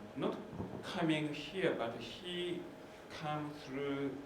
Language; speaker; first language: English; non-native, learner; Japanese